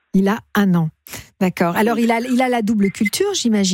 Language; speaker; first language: French; native; French